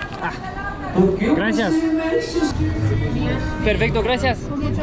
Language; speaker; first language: Spanish; non-native, learner; French